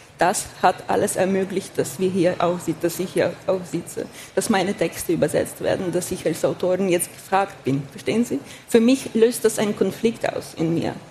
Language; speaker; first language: German; non-native, fluent; Ukrainian